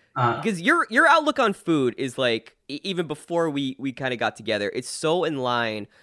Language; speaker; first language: English; native; English